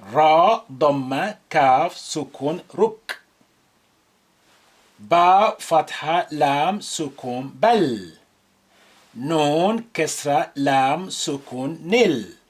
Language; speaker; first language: Arabic; non-native, fluent; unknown